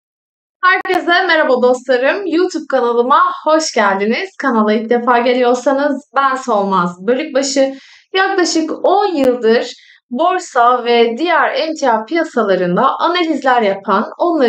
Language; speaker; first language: Turkish; native; Turkish